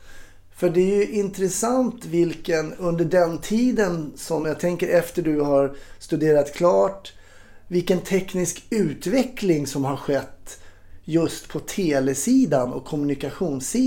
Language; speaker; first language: Swedish; native; Swedish